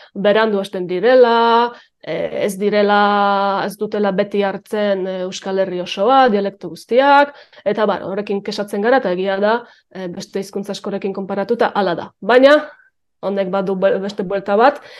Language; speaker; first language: Basque; non-native, fluent; Polish